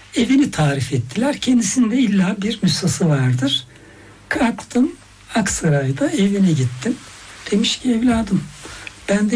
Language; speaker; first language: Turkish; native; Turkish